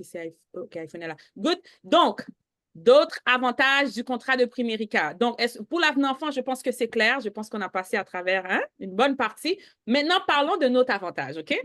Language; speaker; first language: French; native; French